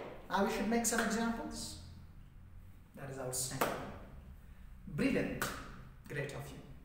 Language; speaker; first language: English; non-native, fluent; Persian